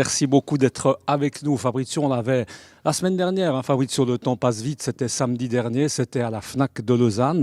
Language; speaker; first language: French; native; French